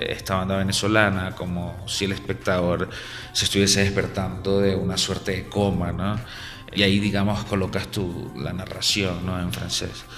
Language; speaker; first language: Spanish; native; Spanish